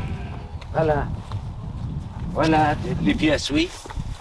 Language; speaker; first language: French; non-native, learner; Arabic